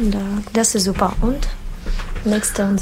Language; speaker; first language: German; non-native, learner; Russian